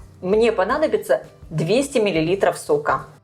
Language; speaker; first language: Russian; native; Russian